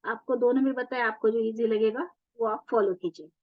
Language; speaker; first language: Hindi; non-native, local second language; Marathi